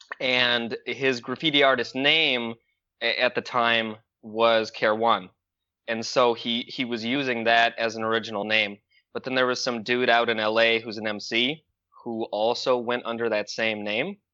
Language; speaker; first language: English; early bilingual, other home language; Russian